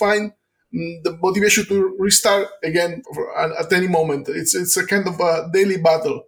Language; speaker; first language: English; non-native, fluent; Italian